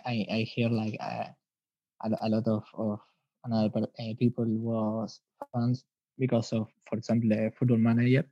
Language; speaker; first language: English; non-native, learner; Spanish